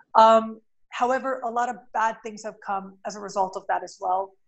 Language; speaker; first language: English; native; English